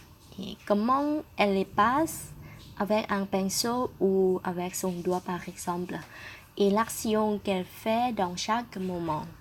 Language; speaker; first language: French; non-native, fluent; Thai